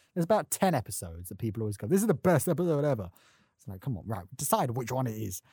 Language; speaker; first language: English; native; English